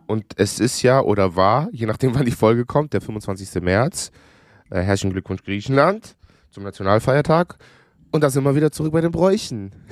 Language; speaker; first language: German; early bilingual, other home language; Greek